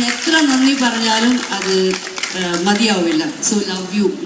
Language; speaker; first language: Malayalam; non-native, local second language; Tamil